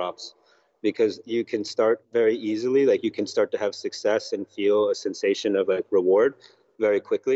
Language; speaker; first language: English; native; English